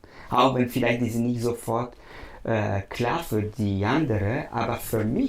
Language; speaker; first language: German; non-native, fluent; Italian